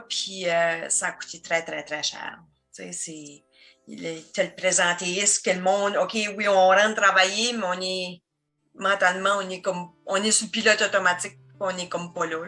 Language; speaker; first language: French; native; French